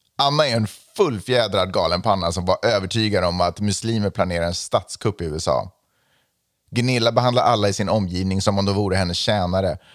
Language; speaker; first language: Swedish; native; Swedish